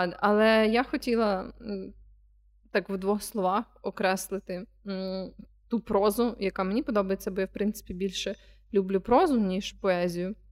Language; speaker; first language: Ukrainian; non-native, local second language; Russian